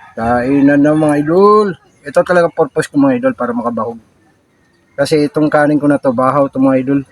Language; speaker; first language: Filipino; non-native, local second language; Cebuano